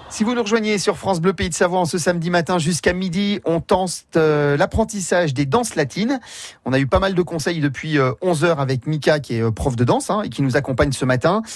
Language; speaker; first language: French; native; French